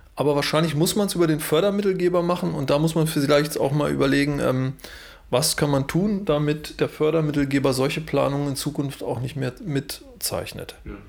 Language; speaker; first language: German; native; German